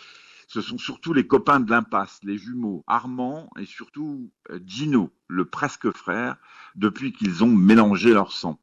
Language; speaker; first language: French; native; French